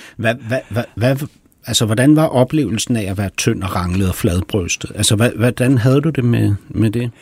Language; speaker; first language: Danish; early bilingual, heritage; Danish